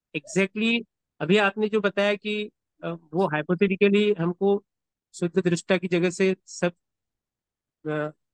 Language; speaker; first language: Hindi; native; Hindi